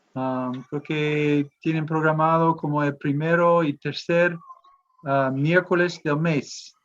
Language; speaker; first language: Spanish; non-native, fluent; English